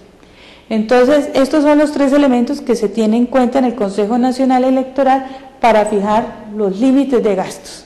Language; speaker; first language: Spanish; native; Spanish